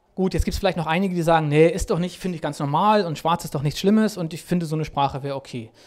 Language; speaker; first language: German; native; German